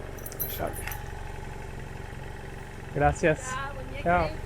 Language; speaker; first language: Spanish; non-native, learner; Portuguese